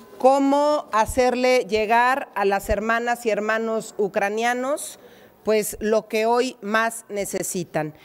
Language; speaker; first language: Spanish; native; Spanish